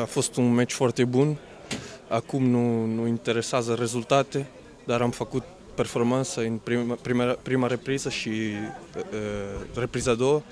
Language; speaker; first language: Romanian; non-native, learner; Portuguese